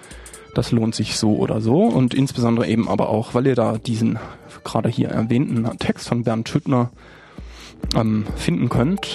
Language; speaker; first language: German; native; German